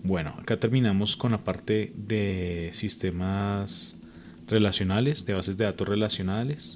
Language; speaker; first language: Spanish; native; Spanish